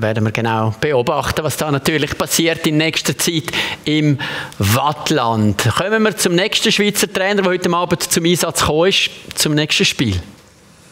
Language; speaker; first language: German; native; German